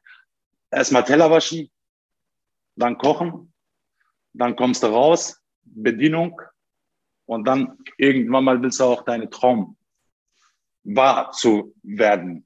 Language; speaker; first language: German; non-native, fluent; Turkish